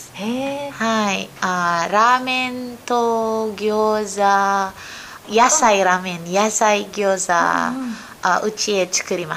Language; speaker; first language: Japanese; non-native, learner; Filipino